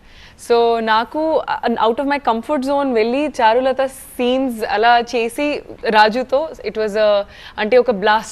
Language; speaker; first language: Telugu; non-native, fluent; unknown